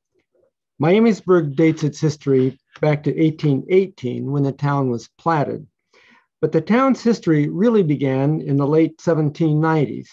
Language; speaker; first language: English; native; English